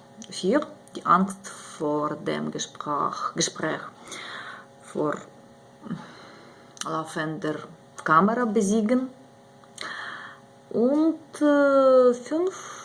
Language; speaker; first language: German; non-native, learner; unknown